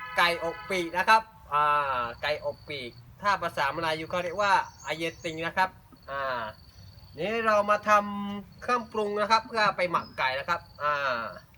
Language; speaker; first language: Thai; non-native, local second language; Malay